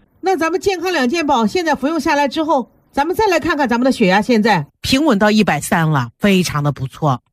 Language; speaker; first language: Chinese; native; Chinese